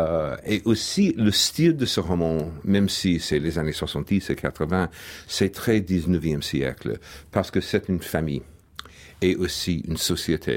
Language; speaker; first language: French; non-native, fluent; English